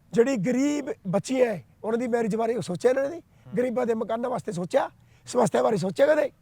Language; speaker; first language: Punjabi; non-native, local second language; Hindi